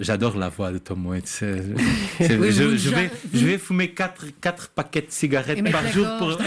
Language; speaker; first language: French; non-native, fluent; Portuguese